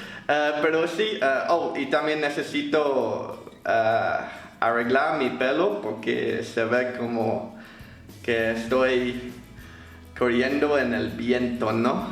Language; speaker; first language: Spanish; non-native, fluent; English